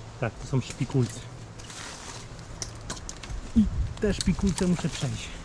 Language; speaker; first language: Polish; native; Polish